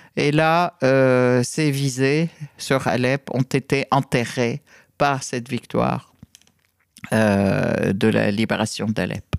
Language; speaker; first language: French; non-native, fluent; Arabic